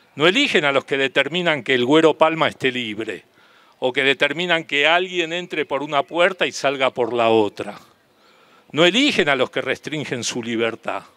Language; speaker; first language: Spanish; native; Spanish